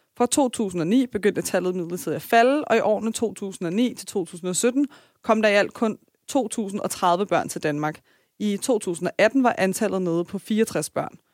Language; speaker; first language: Danish; early bilingual, other home language; Persian